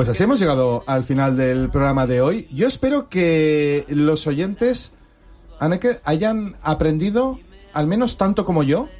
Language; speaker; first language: Spanish; native; Spanish